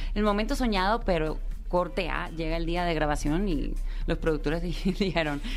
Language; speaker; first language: Spanish; early bilingual, heritage; Spanish